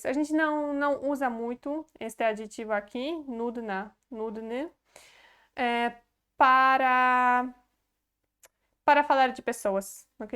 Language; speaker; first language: Portuguese; non-native, fluent; Polish